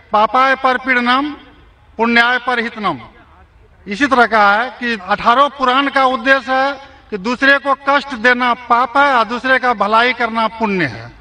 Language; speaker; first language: Hindi; native; Hindi